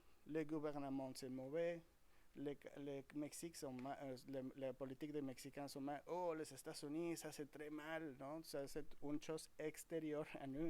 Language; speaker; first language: French; non-native, fluent; Spanish